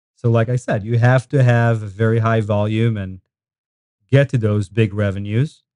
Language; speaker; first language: English; non-native, fluent; Hebrew